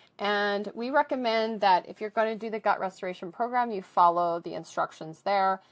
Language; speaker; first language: English; native; English